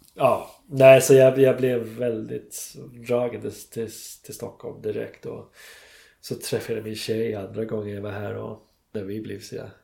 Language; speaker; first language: Swedish; non-native, fluent; English